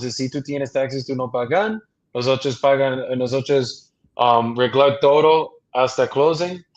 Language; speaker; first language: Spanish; non-native, learner; English